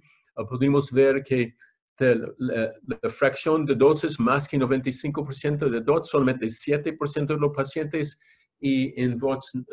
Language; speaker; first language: Spanish; non-native, fluent; English